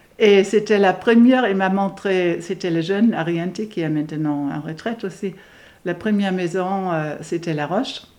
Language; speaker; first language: French; non-native, fluent; German